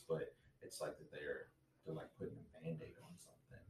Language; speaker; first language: English; native; English